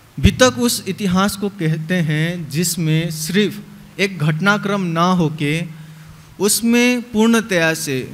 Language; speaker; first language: Hindi; native; Hindi